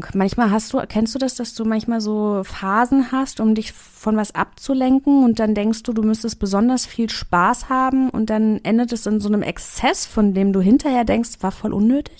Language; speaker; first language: German; native; German